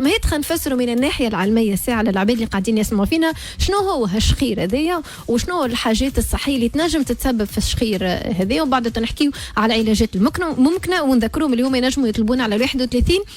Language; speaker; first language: Arabic; native; Arabic